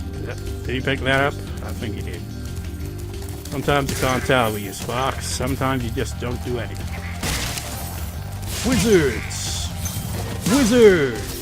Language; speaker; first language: English; native; English